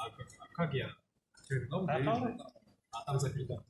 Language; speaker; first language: Russian; non-native, local second language; Kyrgyz